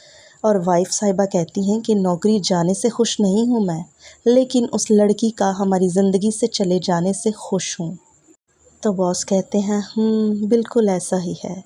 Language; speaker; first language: Urdu; native; Urdu